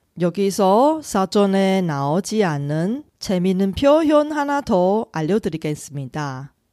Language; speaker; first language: Korean; non-native, fluent; Chinese